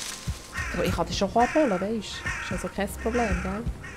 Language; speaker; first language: German; native; German